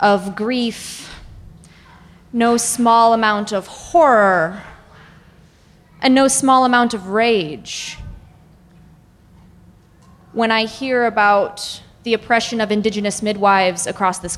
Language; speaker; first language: English; native; English